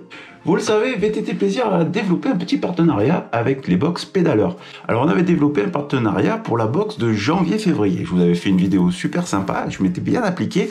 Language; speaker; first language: French; native; French